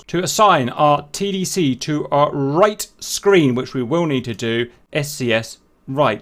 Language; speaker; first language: English; native; English